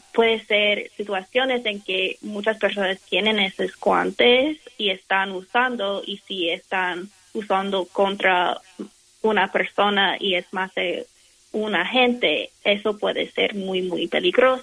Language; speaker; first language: Spanish; non-native, learner; English